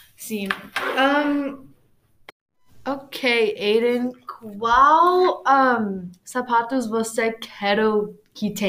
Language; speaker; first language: Portuguese; non-native, learner; English